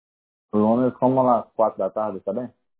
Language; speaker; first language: Spanish; non-native, learner; Portuguese